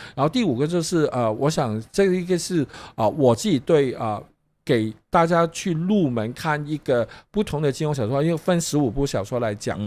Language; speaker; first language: Chinese; non-native, local second language; Cantonese